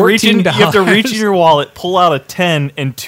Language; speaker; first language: English; native; English